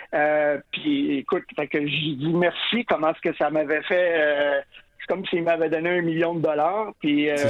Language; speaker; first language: French; native; French